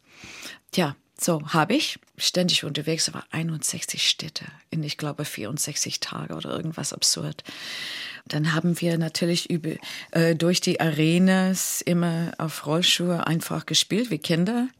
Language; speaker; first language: German; non-native, fluent; English